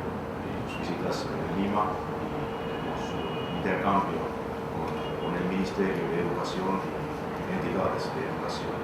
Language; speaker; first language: Spanish; non-native, fluent; Finnish